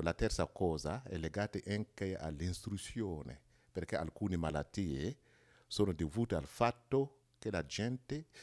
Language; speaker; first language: Italian; non-native, fluent; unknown